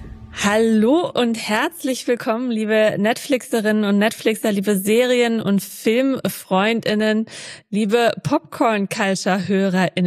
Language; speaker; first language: German; native; German